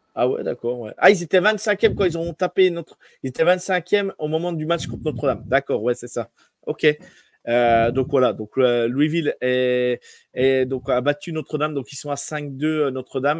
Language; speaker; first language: French; native; French